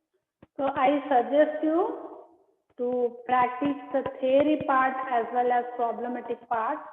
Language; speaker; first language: English; non-native, local second language; Kannada